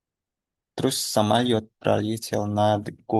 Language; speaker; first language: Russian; non-native, learner; Indonesian